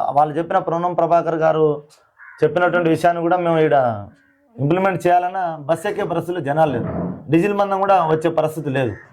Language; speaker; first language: Telugu; non-native, local second language; Lambadi